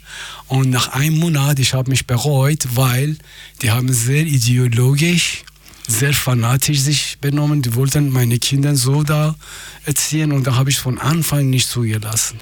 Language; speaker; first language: German; non-native, fluent; Persian